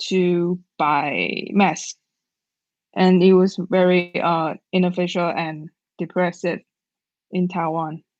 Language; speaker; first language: English; non-native, learner; Chinese